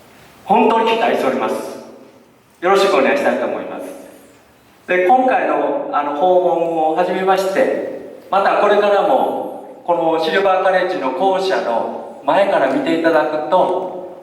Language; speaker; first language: Japanese; native; Japanese